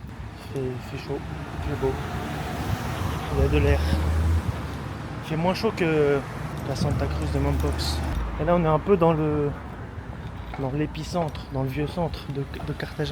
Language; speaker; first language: French; native; French